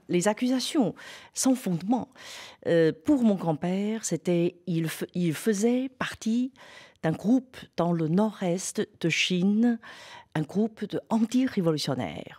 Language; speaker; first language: French; non-native, fluent; Chinese